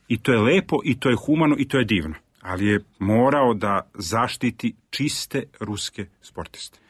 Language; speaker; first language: Serbian; native; Serbian